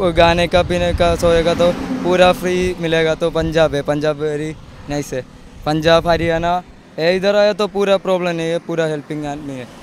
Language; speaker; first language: Hindi; non-native, local second language; Malayalam